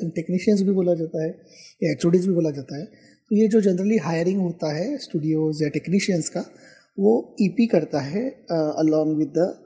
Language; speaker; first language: Hindi; non-native, local second language; Marathi